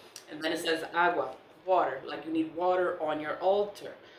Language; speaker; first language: English; native; English